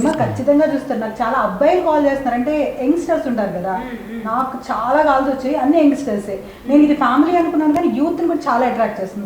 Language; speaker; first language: Telugu; native; Telugu